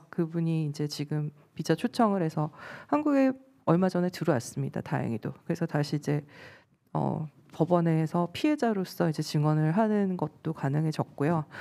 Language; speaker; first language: Korean; native; Korean